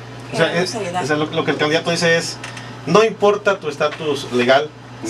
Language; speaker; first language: Spanish; native; Spanish